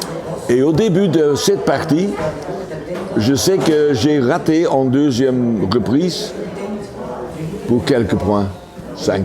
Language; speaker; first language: French; non-native, local second language; Dutch